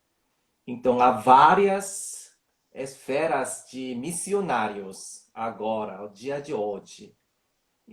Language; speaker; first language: Portuguese; non-native, learner; Korean